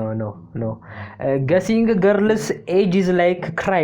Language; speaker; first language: English; non-native, learner; Amharic